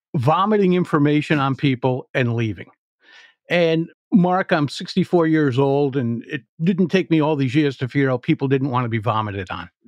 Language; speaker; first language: English; native; English